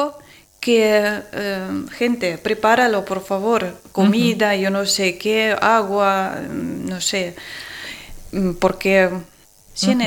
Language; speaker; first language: Spanish; non-native, learner; Ukrainian